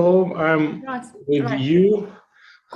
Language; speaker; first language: English; non-native, learner; Russian